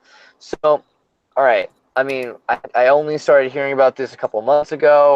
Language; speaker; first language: English; native; English